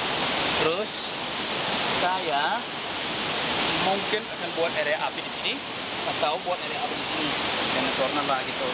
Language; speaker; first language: Indonesian; non-native, learner; English